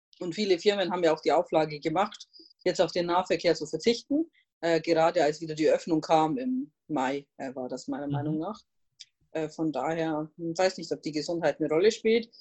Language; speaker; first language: German; non-native, fluent; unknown